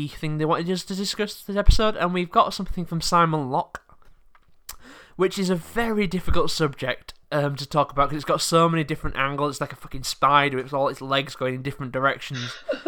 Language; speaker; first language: English; native; English